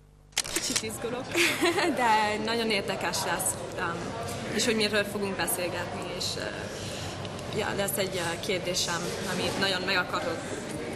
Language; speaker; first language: Hungarian; early bilingual, heritage; English